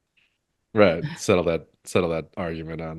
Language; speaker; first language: English; native; English